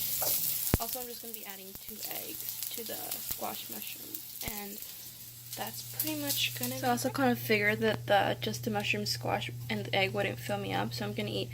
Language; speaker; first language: English; native; English